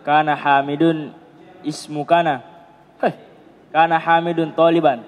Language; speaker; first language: Arabic; non-native, learner; Indonesian